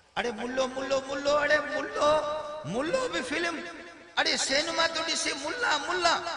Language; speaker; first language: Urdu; non-native, local second language; Brahui